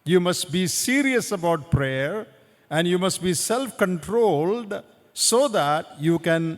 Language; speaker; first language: English; non-native, local second language; Malayalam